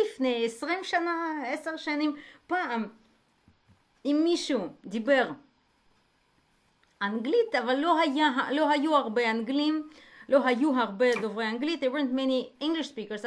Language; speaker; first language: Hebrew; native; Hebrew